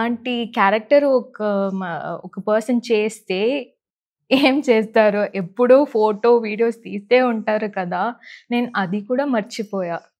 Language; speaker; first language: Telugu; non-native, learner; Tamil